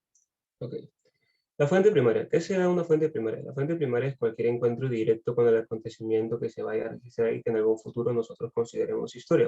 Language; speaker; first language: Spanish; native; Spanish